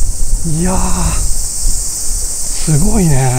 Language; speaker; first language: Japanese; native; Japanese